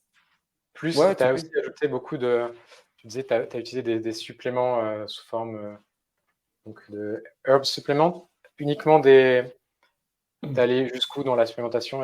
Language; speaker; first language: French; native; French